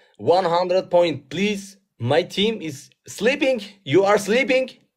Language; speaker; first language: English; non-native, learner; Turkish